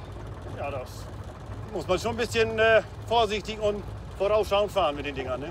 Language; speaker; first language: German; native; German